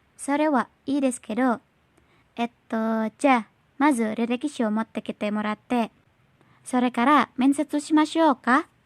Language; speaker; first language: Japanese; non-native, learner; Indonesian